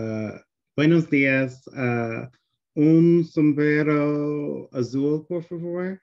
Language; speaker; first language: Spanish; non-native, learner; English